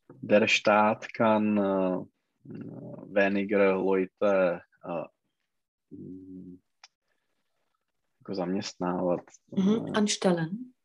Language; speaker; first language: German; non-native, learner; Czech